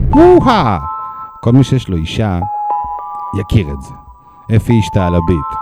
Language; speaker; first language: Hebrew; non-native, fluent; Russian